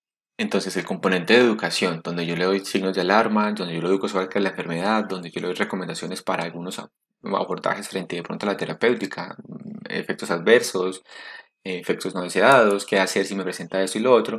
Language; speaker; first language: Spanish; native; Spanish